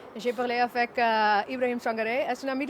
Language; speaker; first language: French; non-native, learner; Dutch